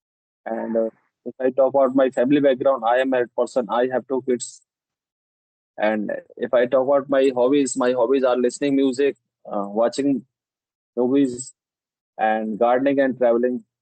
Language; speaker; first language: English; non-native, local second language; Hindi